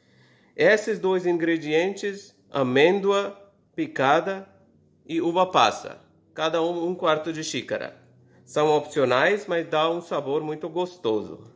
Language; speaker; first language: Portuguese; non-native, fluent; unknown